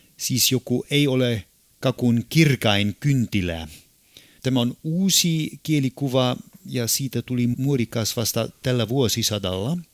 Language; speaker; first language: Finnish; non-native, fluent; German